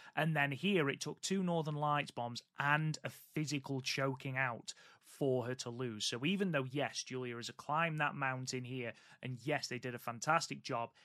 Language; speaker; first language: English; native; English